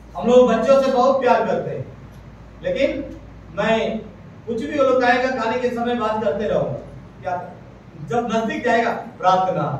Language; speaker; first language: Hindi; non-native, local second language; Malayalam